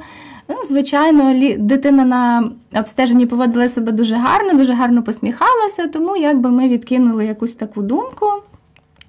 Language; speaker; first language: Ukrainian; native; Ukrainian